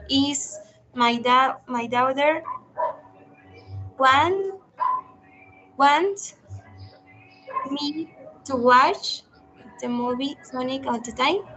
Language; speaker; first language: English; non-native, learner; Spanish